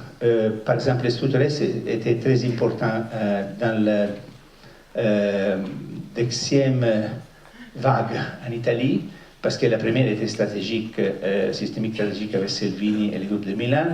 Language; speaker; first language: French; non-native, fluent; Italian